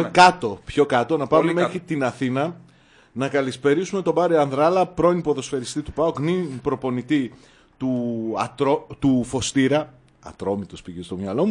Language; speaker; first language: Greek; native; Greek